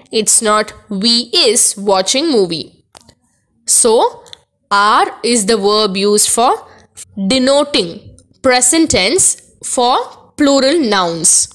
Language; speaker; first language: English; non-native, local second language; Tamil